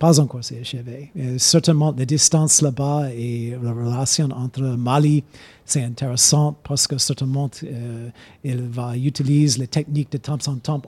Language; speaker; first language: French; non-native, fluent; English